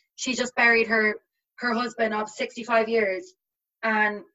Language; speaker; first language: English; native; English